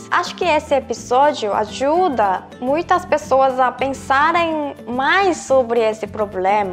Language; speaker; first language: Portuguese; non-native, fluent; Korean